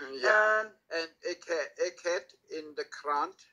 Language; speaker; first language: Dutch; non-native, learner; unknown